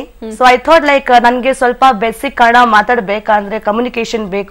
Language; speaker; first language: Kannada; non-native, local second language; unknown